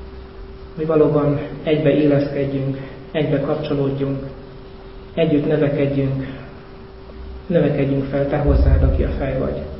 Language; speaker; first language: Hungarian; native; Hungarian